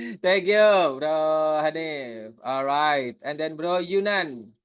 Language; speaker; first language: English; non-native, fluent; Indonesian